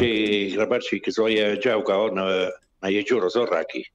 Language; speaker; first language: Polish; non-native, learner; Italian